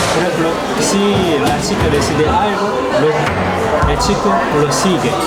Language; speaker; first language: Spanish; non-native, fluent; Korean